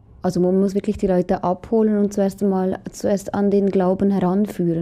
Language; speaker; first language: German; native; German